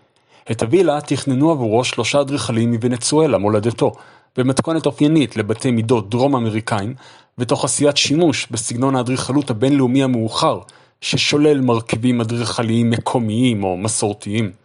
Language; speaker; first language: Hebrew; native; Hebrew